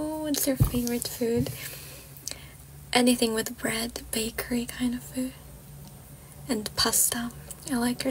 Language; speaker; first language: English; non-native, fluent; Georgian